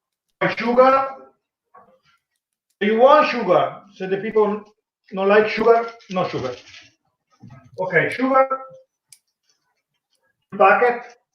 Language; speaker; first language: English; non-native, learner; Italian